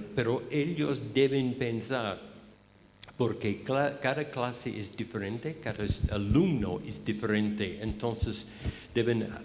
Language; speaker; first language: Spanish; non-native, fluent; English